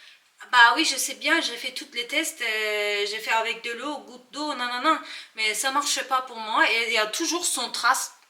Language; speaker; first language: French; non-native, learner; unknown